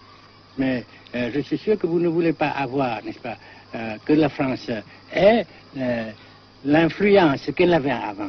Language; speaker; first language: French; non-native, local second language; Vietnamese